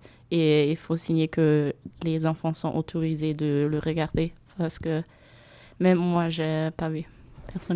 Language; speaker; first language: French; non-native, fluent; German